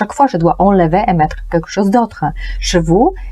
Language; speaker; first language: French; non-native, learner; Polish